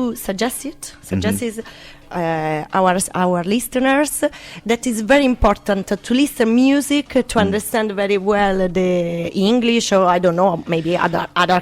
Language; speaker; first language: English; non-native, learner; Italian